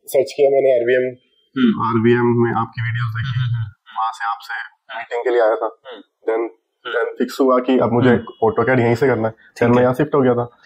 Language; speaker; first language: Hindi; native; Hindi